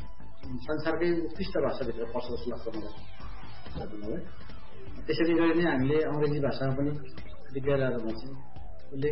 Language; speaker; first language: Nepali; non-native, local second language; Gurung